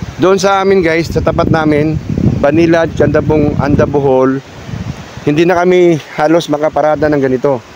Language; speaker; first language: Filipino; non-native, local second language; Cebuano